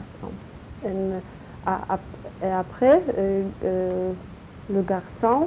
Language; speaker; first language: French; non-native, learner; Polish